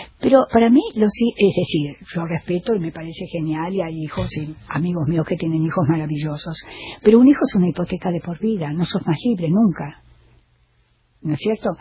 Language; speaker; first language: Spanish; native; Spanish